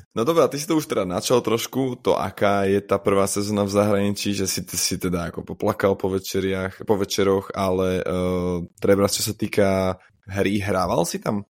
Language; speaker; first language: Slovak; native; Slovak